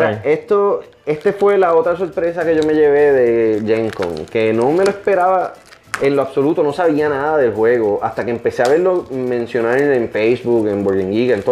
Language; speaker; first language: Spanish; native; Spanish